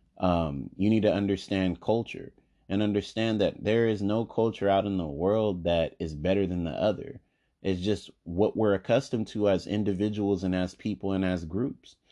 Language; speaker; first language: English; native; English